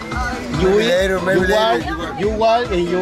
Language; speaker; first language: English; non-native, learner; Spanish